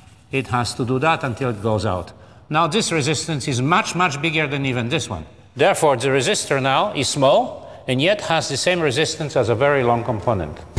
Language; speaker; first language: English; non-native, fluent; Polish